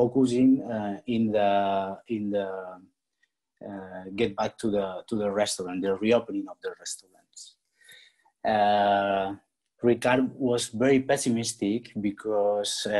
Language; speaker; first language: English; non-native, learner; Spanish